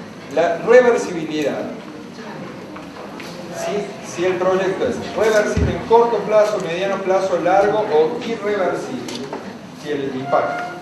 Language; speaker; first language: Spanish; native; Spanish